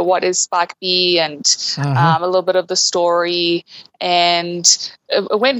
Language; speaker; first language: English; native; English